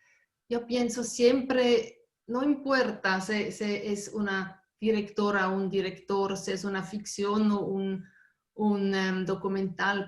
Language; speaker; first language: Spanish; non-native, fluent; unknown